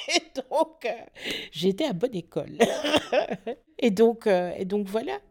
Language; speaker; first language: French; native; French